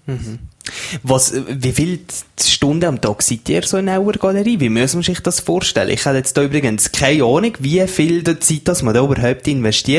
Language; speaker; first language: German; native; German